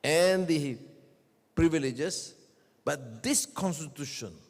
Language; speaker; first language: English; non-native, local second language; Malay